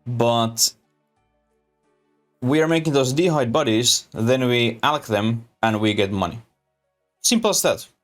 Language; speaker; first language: English; non-native, learner; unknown